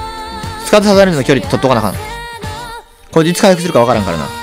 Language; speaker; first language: Japanese; native; Japanese